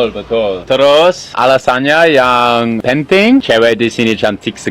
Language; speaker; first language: Indonesian; non-native, learner; English